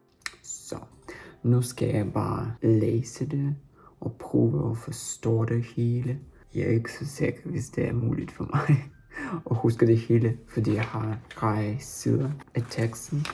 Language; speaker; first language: Danish; non-native, learner; Russian